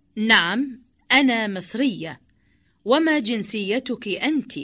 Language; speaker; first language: Arabic; non-native, learner; Indonesian